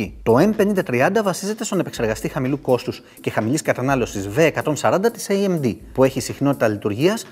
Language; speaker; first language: Greek; native; Greek